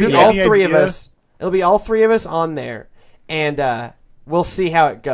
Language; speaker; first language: English; native; English